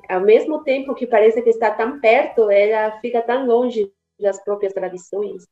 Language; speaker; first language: Portuguese; non-native, fluent; Spanish